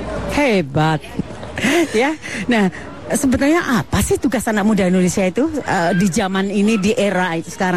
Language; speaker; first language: Indonesian; native; Indonesian